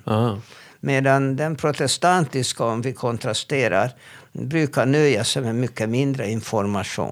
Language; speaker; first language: Swedish; non-native, fluent; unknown